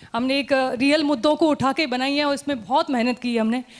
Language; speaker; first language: Hindi; native; Hindi